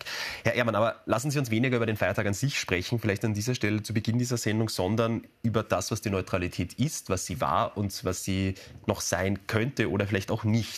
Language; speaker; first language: German; native; German